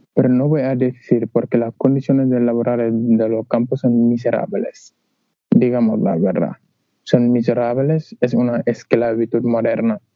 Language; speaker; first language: Spanish; non-native, learner; Wolof